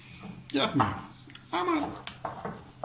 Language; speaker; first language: Turkish; non-native, learner; Spanish